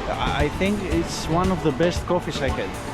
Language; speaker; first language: English; non-native, learner; Greek